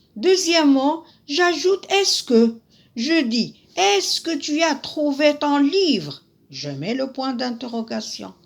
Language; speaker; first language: French; non-native, local second language; Arabic